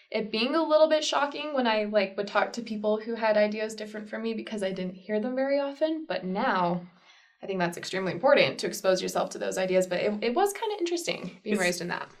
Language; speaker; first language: English; native; English